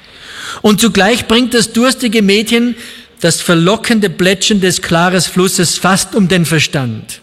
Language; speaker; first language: German; native; German